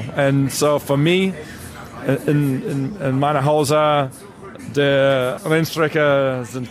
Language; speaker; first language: German; non-native, learner; English